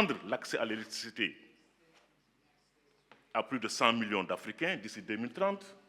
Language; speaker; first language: French; non-native, local second language; Wolof